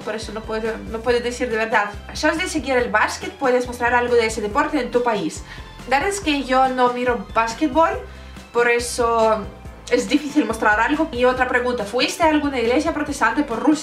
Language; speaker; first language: Spanish; non-native, learner; Russian